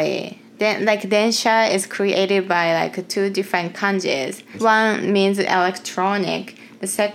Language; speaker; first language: English; non-native, fluent; Japanese